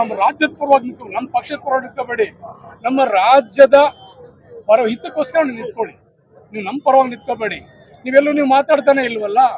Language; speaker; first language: Kannada; native; Kannada